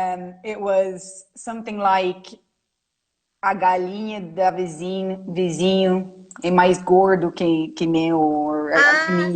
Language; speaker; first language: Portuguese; non-native, fluent; English